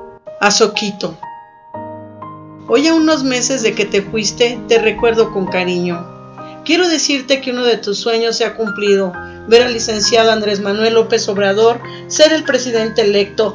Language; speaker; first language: Spanish; native; Spanish